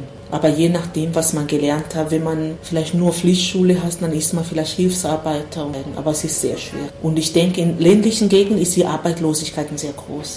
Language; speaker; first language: German; non-native, fluent; Swahili